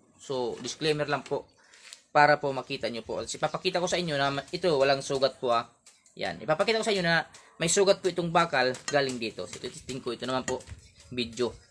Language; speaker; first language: Filipino; non-native, local second language; Waray